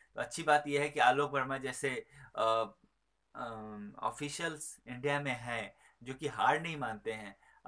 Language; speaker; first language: Hindi; native; Hindi